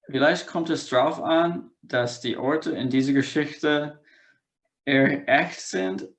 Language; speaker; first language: German; non-native, fluent; English